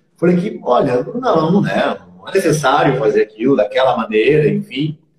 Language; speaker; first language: Portuguese; native; Portuguese